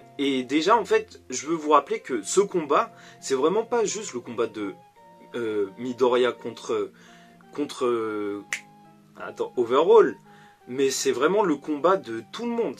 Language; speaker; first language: French; native; French